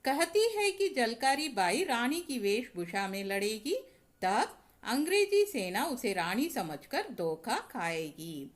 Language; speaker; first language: Hindi; non-native, local second language; Tamil